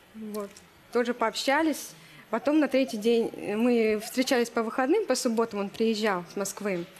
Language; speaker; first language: Russian; native; Russian